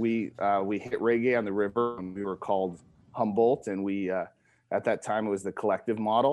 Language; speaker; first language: English; native; English